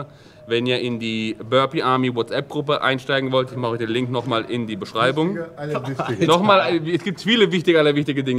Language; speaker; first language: German; native; German